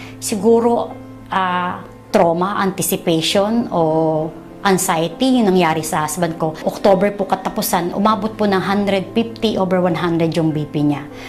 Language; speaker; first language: Filipino; non-native, local second language; Cebuano